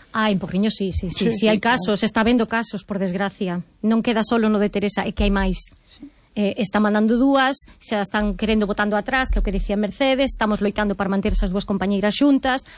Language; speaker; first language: Galician; native; Galician